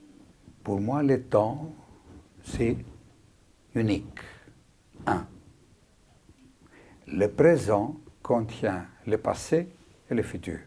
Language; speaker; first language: French; non-native, fluent; Greek